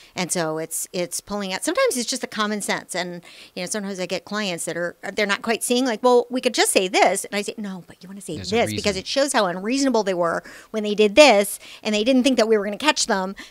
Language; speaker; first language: English; native; English